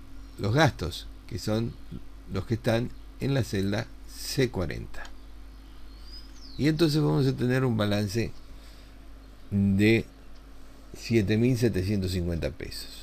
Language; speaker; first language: Spanish; native; Spanish